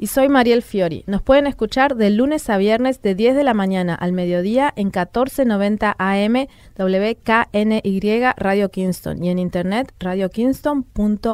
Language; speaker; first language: Spanish; native; Spanish